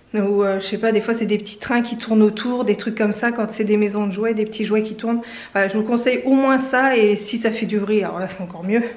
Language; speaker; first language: French; native; French